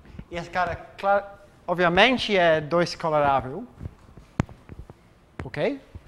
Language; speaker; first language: Portuguese; non-native, fluent; English